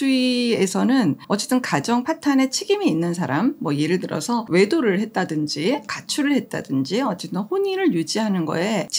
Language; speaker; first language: Korean; native; Korean